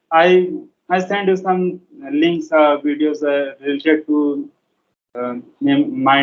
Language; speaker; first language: English; non-native, learner; Hindi